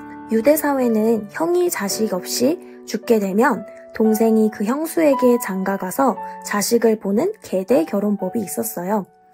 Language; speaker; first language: Korean; native; Korean